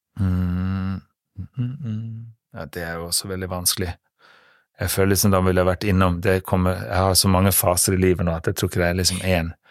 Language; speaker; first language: Norwegian; native; Norwegian